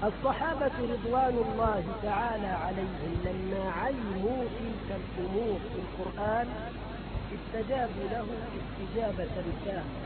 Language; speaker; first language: Arabic; native; Arabic